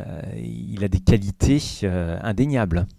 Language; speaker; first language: French; native; French